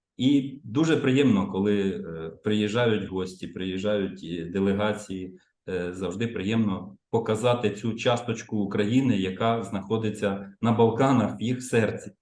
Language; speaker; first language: Ukrainian; native; Ukrainian